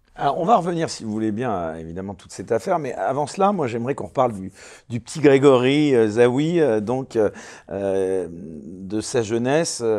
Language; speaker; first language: French; native; French